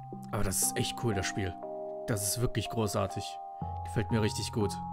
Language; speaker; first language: German; native; German